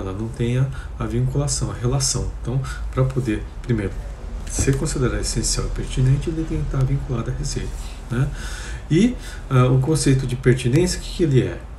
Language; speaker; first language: Portuguese; native; Portuguese